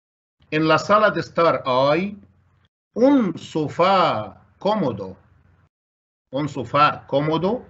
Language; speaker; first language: Spanish; non-native, fluent; Arabic